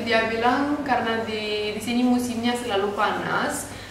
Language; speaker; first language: Indonesian; non-native, fluent; Romanian